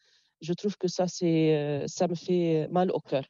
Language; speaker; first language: French; non-native, local second language; Arabic